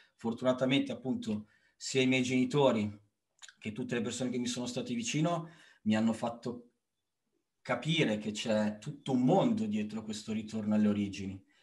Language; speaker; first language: Italian; early bilingual, other home language; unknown